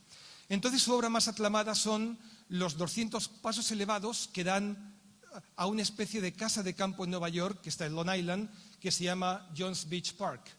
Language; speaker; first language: Spanish; native; Spanish